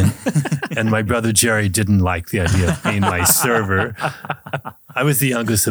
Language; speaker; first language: English; native; English